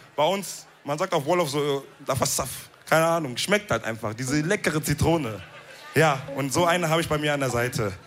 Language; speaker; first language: German; early bilingual, other home language; Wolof